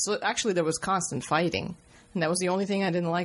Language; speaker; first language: English; non-native, fluent; Russian